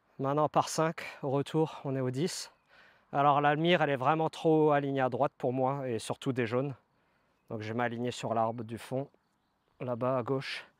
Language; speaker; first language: French; native; French